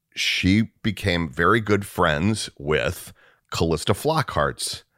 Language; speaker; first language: English; native; English